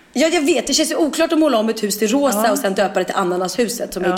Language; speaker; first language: Swedish; native; Swedish